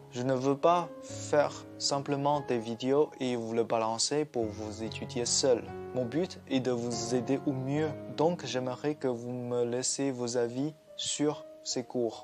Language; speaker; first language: French; non-native, fluent; Chinese